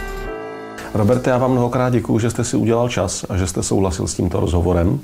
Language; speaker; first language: Czech; native; Czech